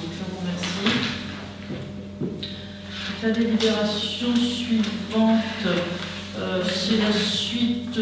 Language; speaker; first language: French; native; French